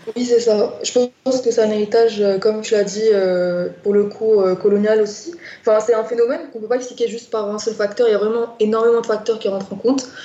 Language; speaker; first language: French; non-native, local second language; Arabic